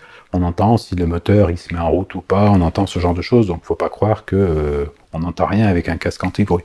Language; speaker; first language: French; native; French